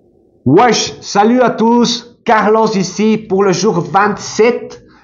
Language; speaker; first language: French; non-native, fluent; Spanish